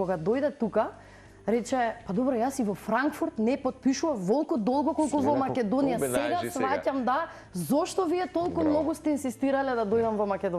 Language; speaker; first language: Macedonian; native; Macedonian